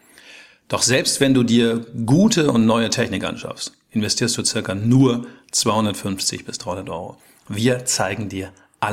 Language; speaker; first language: German; native; German